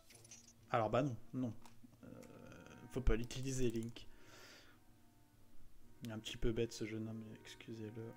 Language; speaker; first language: French; native; French